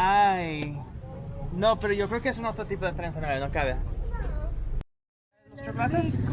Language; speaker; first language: Spanish; non-native, learner; English